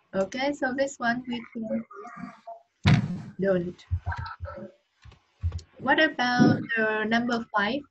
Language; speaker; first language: English; non-native, learner; Vietnamese